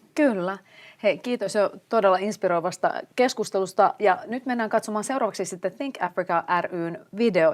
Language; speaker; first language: Finnish; native; Finnish